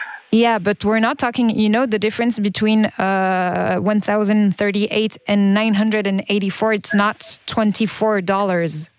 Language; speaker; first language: English; non-native, fluent; French